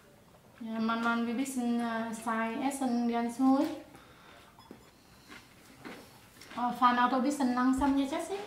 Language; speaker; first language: German; non-native, learner; Vietnamese